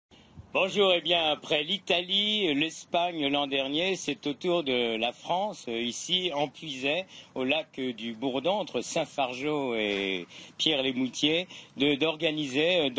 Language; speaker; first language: French; native; French